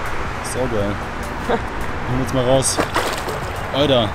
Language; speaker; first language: German; native; German